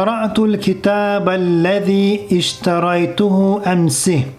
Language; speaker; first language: Arabic; non-native, fluent; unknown